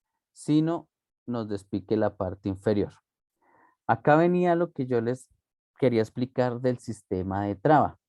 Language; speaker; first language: Spanish; native; Spanish